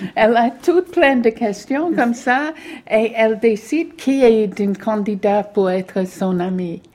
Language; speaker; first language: French; non-native, fluent; English